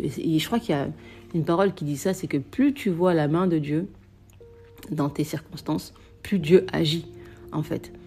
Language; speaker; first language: French; native; French